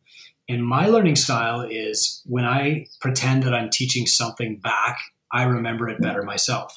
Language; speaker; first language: English; native; English